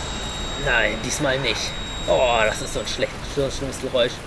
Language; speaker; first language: German; native; German